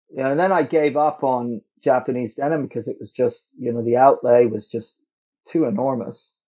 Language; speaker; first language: English; native; English